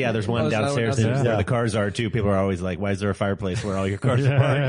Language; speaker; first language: English; native; English